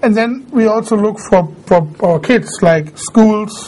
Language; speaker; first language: English; non-native, fluent; German